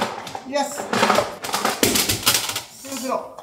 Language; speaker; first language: Japanese; native; Japanese